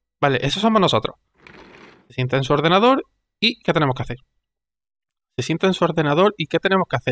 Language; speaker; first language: Spanish; native; Spanish